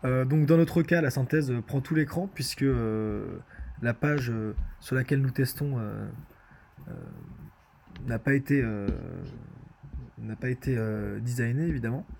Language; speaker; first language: French; native; French